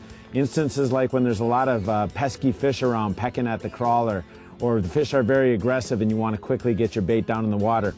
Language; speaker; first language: English; native; English